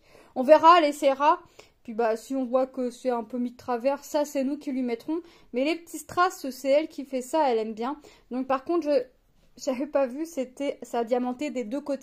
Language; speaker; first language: French; native; French